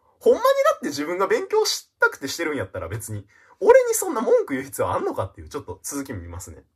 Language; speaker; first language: Japanese; native; Japanese